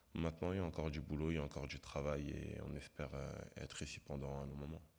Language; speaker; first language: French; native; French